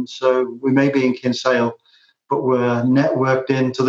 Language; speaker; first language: English; native; English